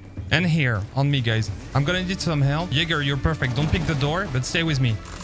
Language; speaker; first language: English; non-native, fluent; French